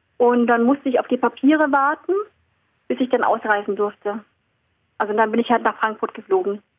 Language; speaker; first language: German; early bilingual, other home language; Vietnamese